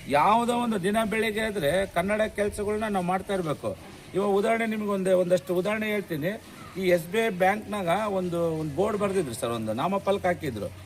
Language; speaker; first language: Kannada; native; Kannada